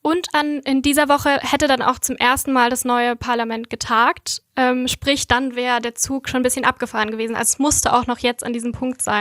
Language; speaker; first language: German; native; German